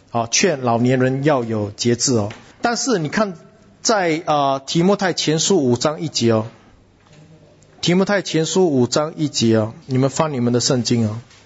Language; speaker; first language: Chinese; non-native, local second language; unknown